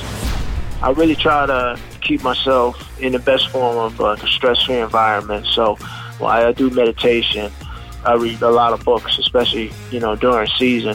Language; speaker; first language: English; native; English